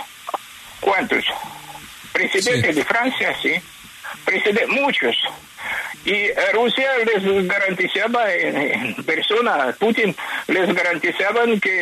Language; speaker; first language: Spanish; non-native, fluent; Ukrainian